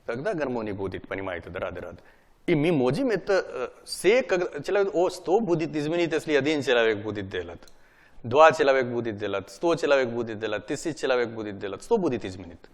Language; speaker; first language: Russian; non-native, learner; Hindi